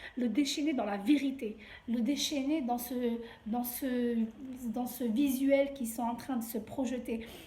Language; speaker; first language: French; early bilingual, other home language; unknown